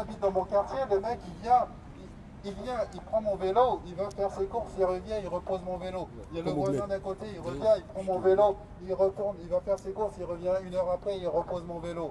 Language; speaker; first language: French; native; French